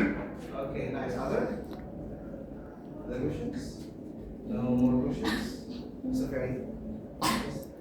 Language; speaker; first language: English; non-native, fluent; Indonesian